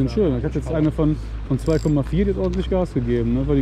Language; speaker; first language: German; native; German